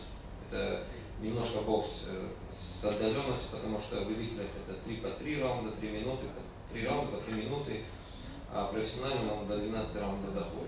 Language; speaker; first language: Russian; native; Russian